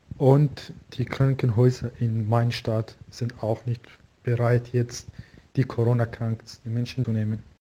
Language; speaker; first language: German; non-native, learner; Kurdish